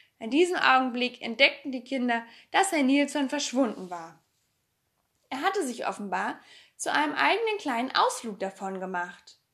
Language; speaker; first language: German; native; German